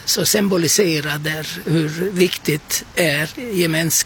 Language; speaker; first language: Swedish; non-native, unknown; Turkish